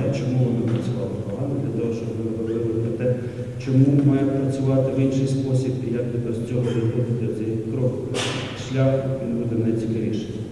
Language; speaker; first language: Ukrainian; native; Ukrainian